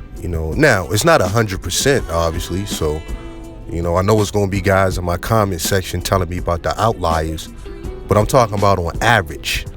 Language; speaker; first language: English; native; English